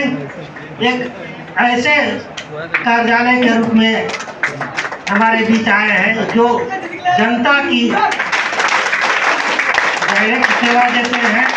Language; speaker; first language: Hindi; native; Hindi